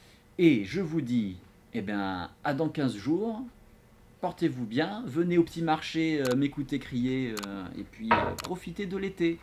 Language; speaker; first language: French; native; French